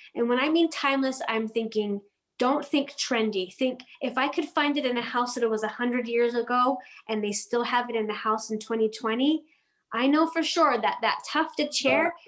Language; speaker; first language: English; non-native, fluent; Danish